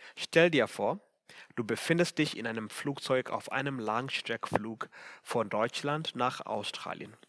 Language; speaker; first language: German; non-native, fluent; Swahili